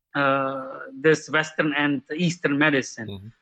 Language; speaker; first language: English; non-native, fluent; Slovenian